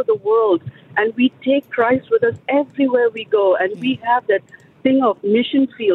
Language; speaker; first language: English; non-native, local second language; Tamil